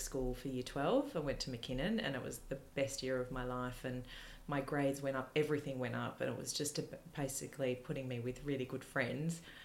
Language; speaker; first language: English; native; English